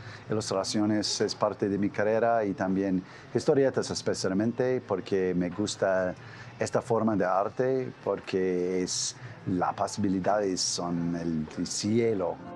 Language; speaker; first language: Spanish; non-native, fluent; English